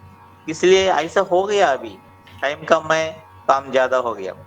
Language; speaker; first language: Hindi; non-native, local second language; Telugu